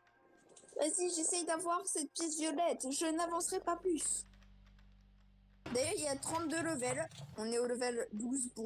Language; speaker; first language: French; native; French